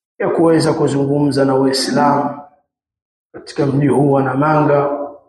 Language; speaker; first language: Swahili; native; Swahili